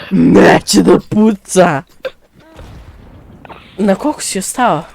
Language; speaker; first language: Bosnian; native; Bosnian